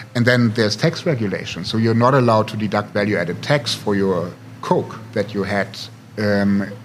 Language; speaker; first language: English; non-native, fluent; German